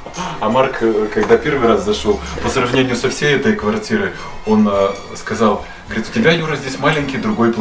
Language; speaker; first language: Russian; native; Russian